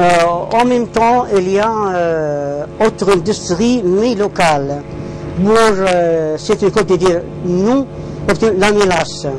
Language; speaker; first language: French; non-native, learner; Arabic